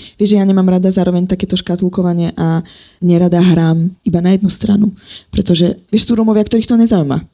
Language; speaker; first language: Slovak; native; Slovak